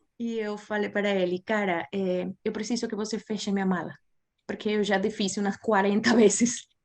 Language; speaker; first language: Portuguese; non-native, fluent; Spanish